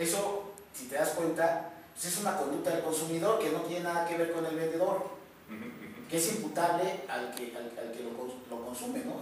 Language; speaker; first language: Spanish; native; Spanish